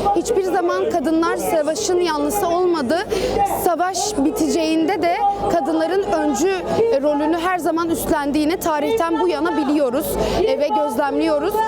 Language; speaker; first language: Turkish; non-native, local second language; Kurdish